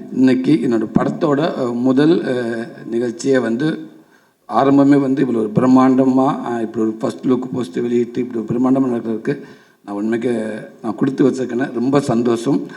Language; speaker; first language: Tamil; native; Tamil